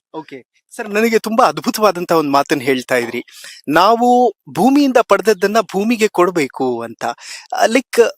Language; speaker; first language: Kannada; native; Kannada